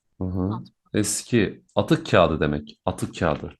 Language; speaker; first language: Turkish; native; Turkish